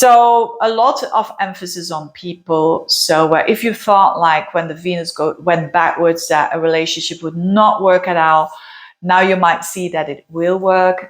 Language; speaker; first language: English; non-native, fluent; Dutch